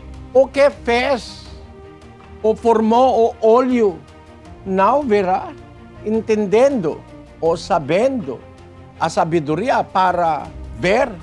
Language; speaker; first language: Portuguese; non-native, learner; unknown